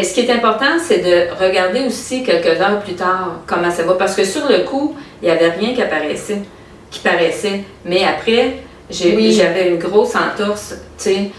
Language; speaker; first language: French; native; French